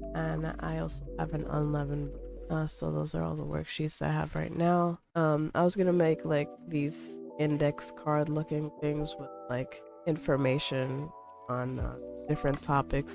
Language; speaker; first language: English; native; English